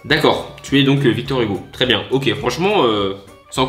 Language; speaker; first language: French; native; French